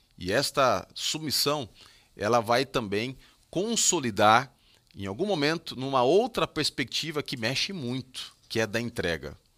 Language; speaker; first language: Portuguese; native; Portuguese